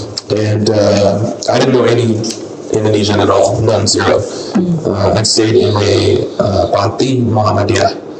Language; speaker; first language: English; non-native, fluent; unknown